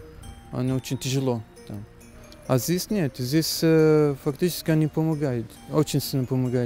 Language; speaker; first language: Russian; non-native, learner; Arabic